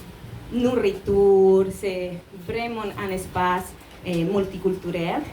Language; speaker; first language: French; non-native, learner; Spanish